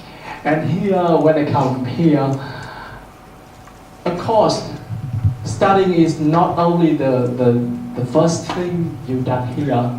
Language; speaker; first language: English; non-native, fluent; Vietnamese